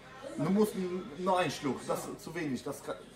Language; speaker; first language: German; early bilingual, other home language; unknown